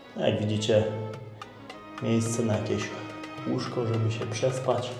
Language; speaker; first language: Polish; native; Polish